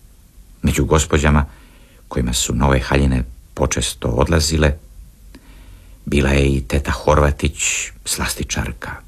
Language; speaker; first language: Serbian; native; Serbian